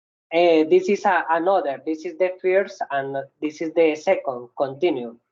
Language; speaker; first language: English; non-native, learner; Spanish